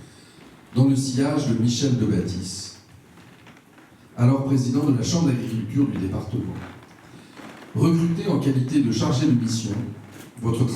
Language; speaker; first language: French; native; French